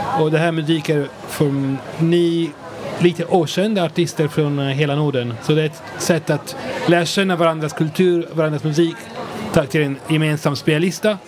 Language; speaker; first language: Swedish; non-native, fluent; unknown